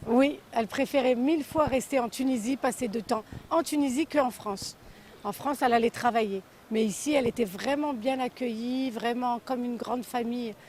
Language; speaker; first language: French; native; French